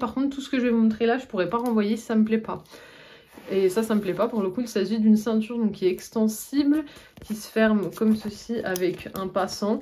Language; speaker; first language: French; native; French